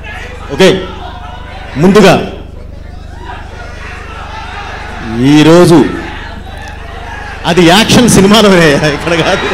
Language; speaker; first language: Telugu; native; Telugu